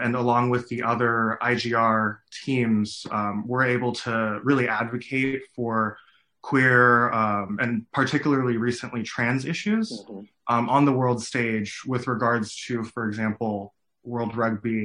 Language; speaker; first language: English; non-native, local second language; Cantonese